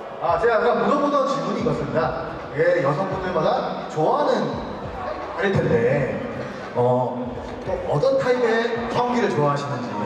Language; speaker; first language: Korean; native; Korean